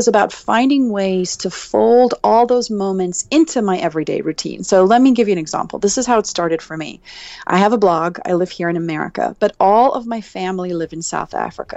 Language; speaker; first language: English; native; English